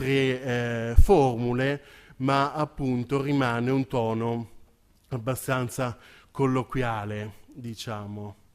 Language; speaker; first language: Italian; native; Italian